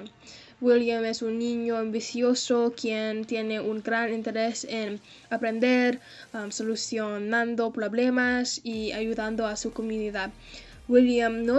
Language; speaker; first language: Spanish; non-native, learner; English